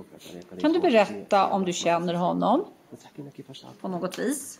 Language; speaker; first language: Swedish; native; Swedish